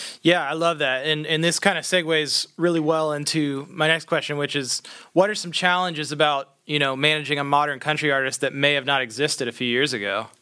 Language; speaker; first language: English; native; English